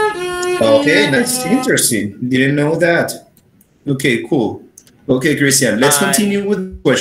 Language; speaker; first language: English; non-native, fluent; Spanish